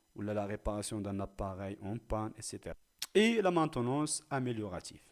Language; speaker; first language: French; non-native, local second language; Arabic